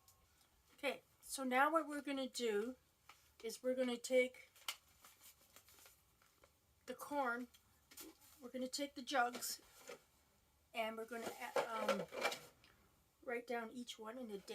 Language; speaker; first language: English; native; English